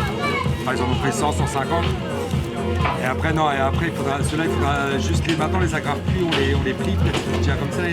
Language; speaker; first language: French; native; French